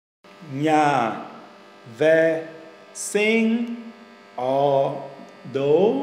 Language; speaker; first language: Vietnamese; non-native, learner; English